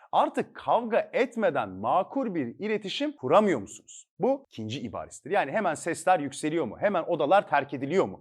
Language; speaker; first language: Turkish; native; Turkish